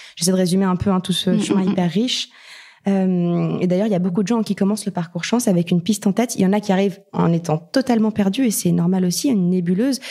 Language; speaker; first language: French; native; French